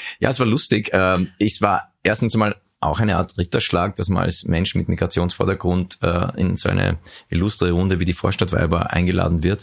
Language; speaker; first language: German; native; German